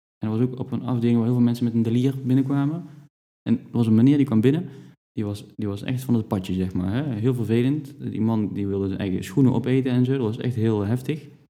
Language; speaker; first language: Dutch; native; Dutch